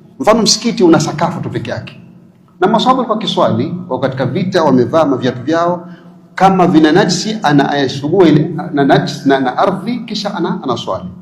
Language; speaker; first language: Swahili; native; Swahili